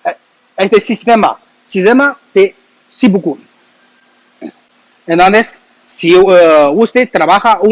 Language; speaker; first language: Spanish; non-native, learner; Chinese